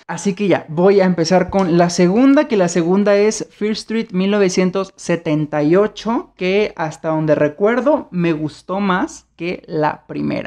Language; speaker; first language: Spanish; native; Spanish